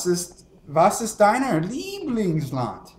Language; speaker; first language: German; non-native, learner; English